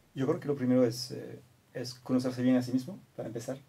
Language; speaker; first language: Spanish; non-native, fluent; French